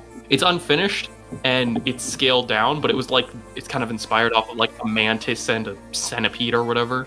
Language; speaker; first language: English; native; English